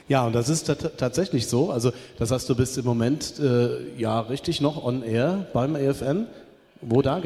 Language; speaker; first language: German; native; German